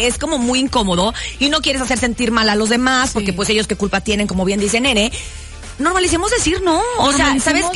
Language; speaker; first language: Spanish; native; Spanish